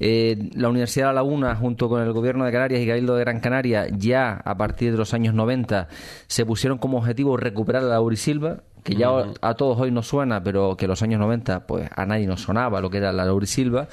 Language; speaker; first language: Spanish; native; Spanish